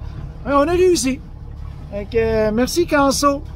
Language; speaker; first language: French; native; French